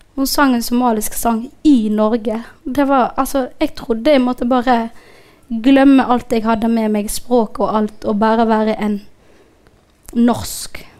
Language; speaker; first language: Norwegian; non-native, fluent; Somali